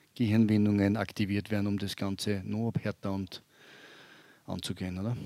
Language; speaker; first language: German; native; German